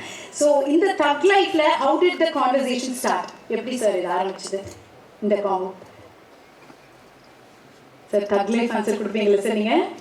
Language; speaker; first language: Tamil; native; Tamil